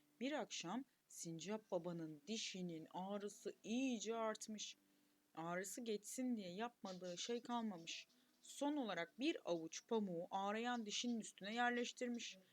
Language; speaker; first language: Turkish; native; Turkish